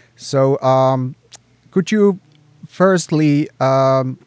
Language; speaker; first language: English; non-native, fluent; Finnish